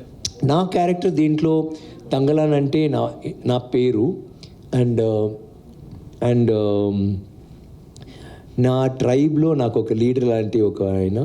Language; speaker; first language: Telugu; non-native, learner; Tamil